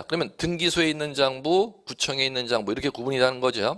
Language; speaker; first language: Korean; native; Korean